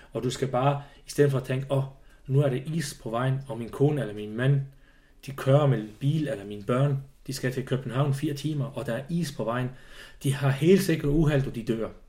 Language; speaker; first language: Danish; non-native, fluent; Swiss German